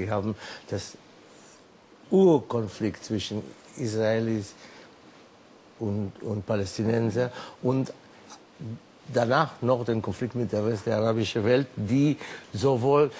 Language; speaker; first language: German; non-native, fluent; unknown